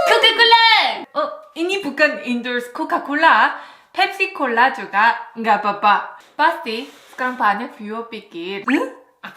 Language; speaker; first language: Indonesian; non-native, fluent; Korean